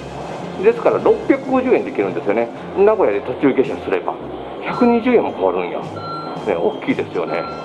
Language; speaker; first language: Japanese; native; Japanese